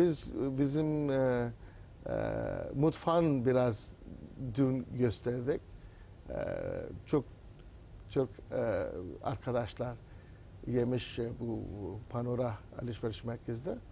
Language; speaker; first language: Turkish; non-native, learner; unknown